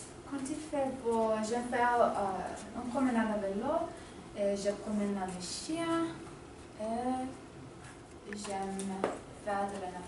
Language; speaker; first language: French; non-native, learner; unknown